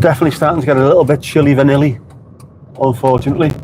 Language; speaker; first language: English; native; English